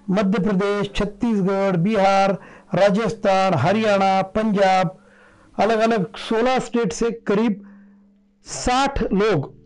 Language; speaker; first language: Hindi; non-native, local second language; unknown